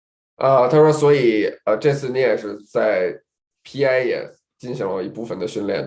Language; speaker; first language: Chinese; native; Chinese